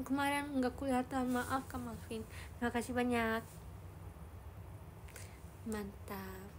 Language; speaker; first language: Indonesian; non-native, learner; Japanese